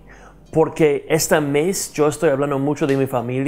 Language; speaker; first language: Spanish; non-native, fluent; English